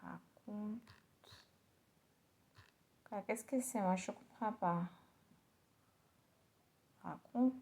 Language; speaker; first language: French; non-native, learner; Spanish